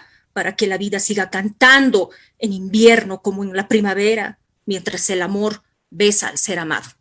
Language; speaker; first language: Spanish; native; Spanish